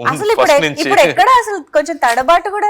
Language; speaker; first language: Telugu; native; Telugu